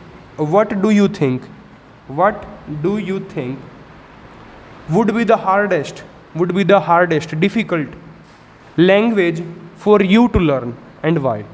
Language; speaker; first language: English; non-native, local second language; Hindi